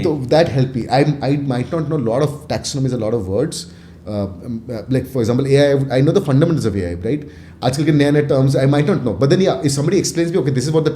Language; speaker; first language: English; non-native, local second language; Hindi